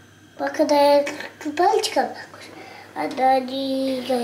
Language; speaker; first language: Russian; early bilingual, heritage; Russian